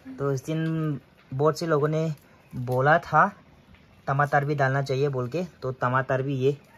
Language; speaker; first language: Hindi; non-native, local second language; Garo